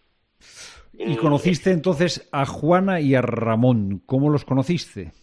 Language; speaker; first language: Spanish; native; Spanish